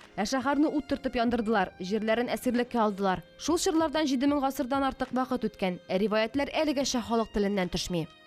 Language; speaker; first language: Tatar; native; Tatar